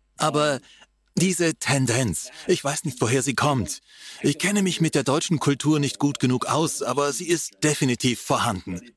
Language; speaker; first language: German; non-native, fluent; English